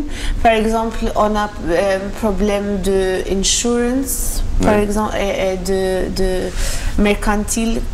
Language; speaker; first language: French; non-native, learner; Maltese